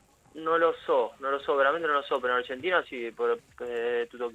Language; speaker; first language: Italian; non-native, learner; Spanish